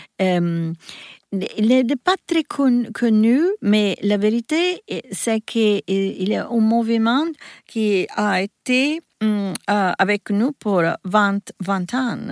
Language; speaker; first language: French; non-native, learner; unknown